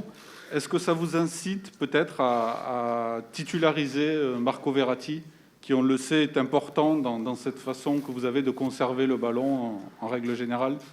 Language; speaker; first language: French; native; French